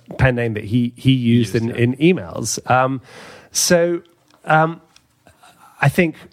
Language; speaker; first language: English; native; English